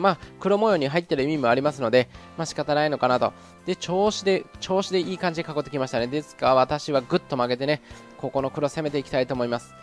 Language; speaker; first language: Japanese; native; Japanese